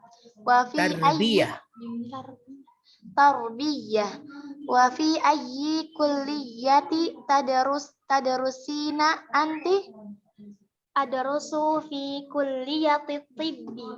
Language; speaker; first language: Arabic; non-native, learner; Indonesian